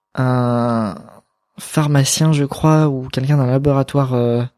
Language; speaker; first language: French; native; French